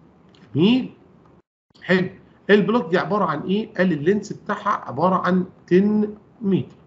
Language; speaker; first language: Arabic; native; Arabic